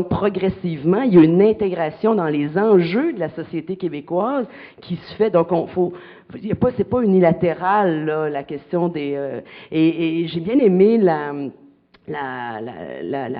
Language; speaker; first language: French; native; French